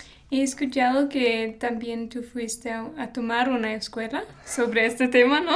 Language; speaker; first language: Spanish; non-native, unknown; English